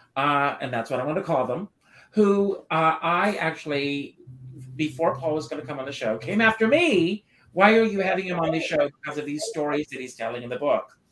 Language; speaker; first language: English; native; English